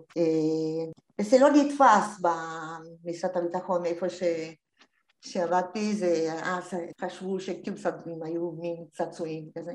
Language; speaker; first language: Hebrew; non-native, fluent; Spanish